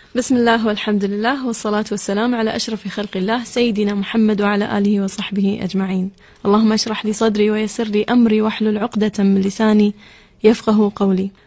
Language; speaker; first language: Urdu; non-native, fluent; Arabic